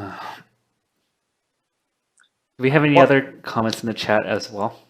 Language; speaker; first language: English; native; English